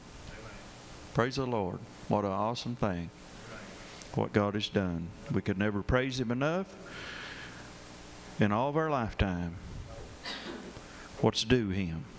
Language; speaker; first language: English; native; English